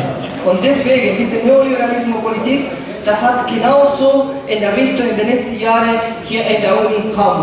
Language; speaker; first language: German; non-native, learner; Spanish